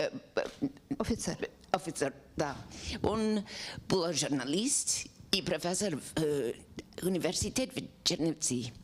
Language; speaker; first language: Ukrainian; non-native, learner; English